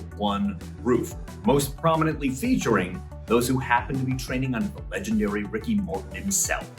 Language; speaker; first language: English; native; English